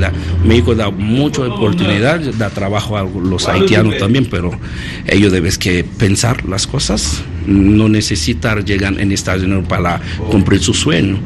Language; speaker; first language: Spanish; non-native, learner; Haitian Creole